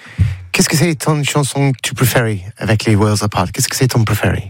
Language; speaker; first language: French; non-native, learner; English